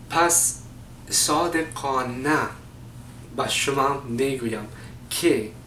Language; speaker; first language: Persian; non-native, learner; English